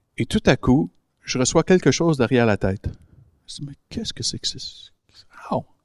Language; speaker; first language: French; native; French